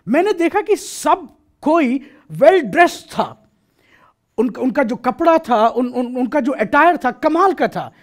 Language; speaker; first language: Hindi; native; Hindi